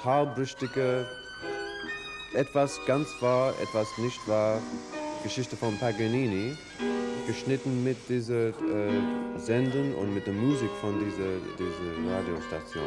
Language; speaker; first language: German; non-native, learner; English